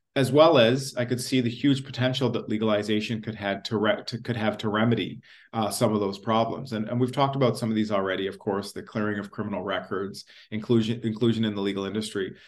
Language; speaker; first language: English; native; English